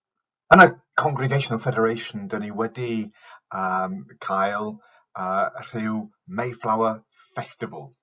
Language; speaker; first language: Welsh; non-native, fluent; English